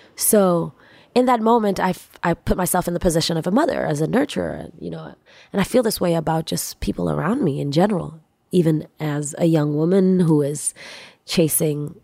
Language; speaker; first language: English; non-native, local second language; Swahili